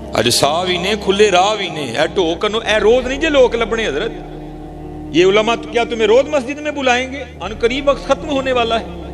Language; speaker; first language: Urdu; non-native, local second language; Punjabi